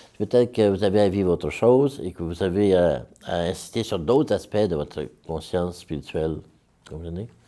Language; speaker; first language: French; native; French